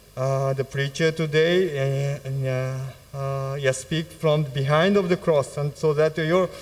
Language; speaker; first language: English; non-native, fluent; Japanese